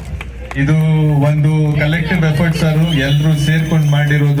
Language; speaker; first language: Kannada; non-native, local second language; Urdu